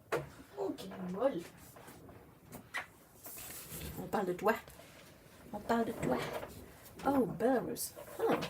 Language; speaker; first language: French; native; French